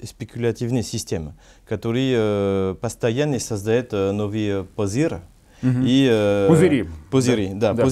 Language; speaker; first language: Russian; non-native, learner; French